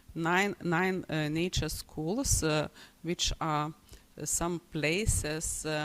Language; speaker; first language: English; non-native, fluent; Lithuanian